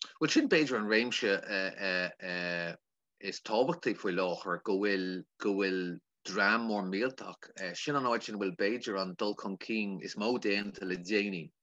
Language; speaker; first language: Irish; non-native, local second language; English